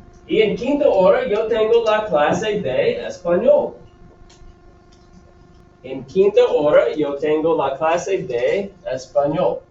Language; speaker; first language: Spanish; non-native, fluent; English